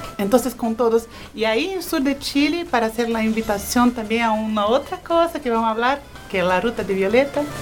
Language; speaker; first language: Spanish; non-native, learner; Portuguese